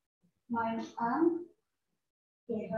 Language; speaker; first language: German; non-native, learner; Indonesian